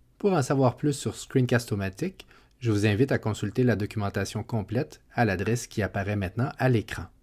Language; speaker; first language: French; native; French